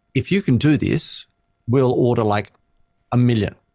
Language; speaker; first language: English; native; English